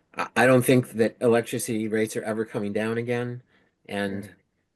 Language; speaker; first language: English; native; English